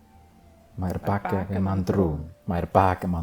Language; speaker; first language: Welsh; non-native, learner; English